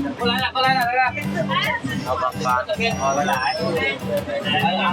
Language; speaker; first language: Chinese; non-native, learner; Thai